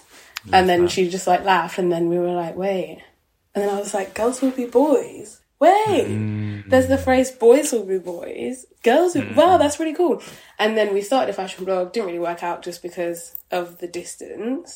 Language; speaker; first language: English; native; English